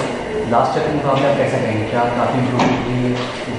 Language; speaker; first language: Hindi; native; Hindi